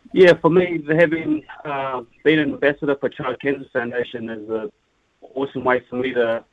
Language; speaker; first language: English; native; English